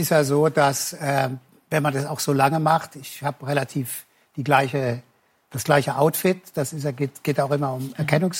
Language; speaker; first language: German; native; German